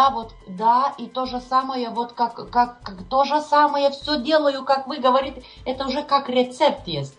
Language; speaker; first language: Russian; non-native, fluent; Lithuanian